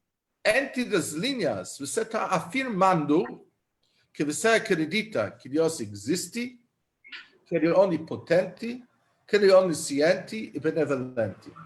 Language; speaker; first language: Portuguese; non-native, fluent; Hebrew